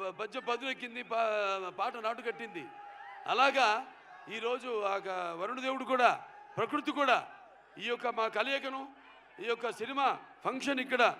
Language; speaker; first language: Telugu; native; Telugu